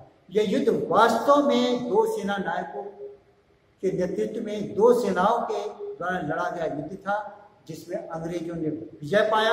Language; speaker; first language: Hindi; native; Hindi